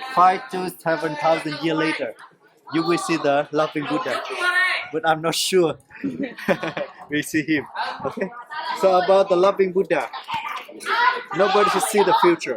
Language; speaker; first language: English; non-native, learner; Vietnamese